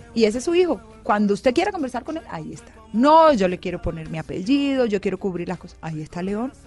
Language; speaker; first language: Spanish; native; Spanish